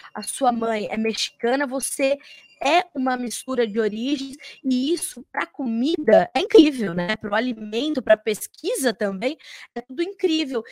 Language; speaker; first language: Portuguese; native; Portuguese